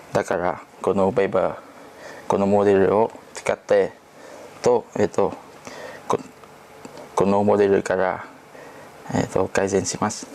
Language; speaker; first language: Japanese; non-native, learner; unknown